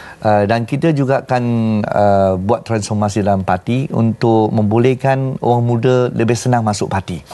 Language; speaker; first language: Malay; non-native, local second language; Chinese